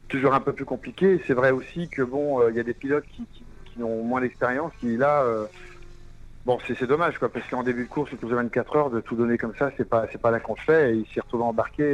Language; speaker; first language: French; native; French